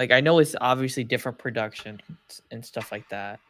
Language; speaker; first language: English; native; English